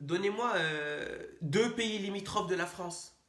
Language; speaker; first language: French; native; French